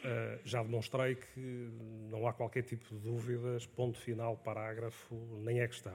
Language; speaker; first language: Portuguese; native; Portuguese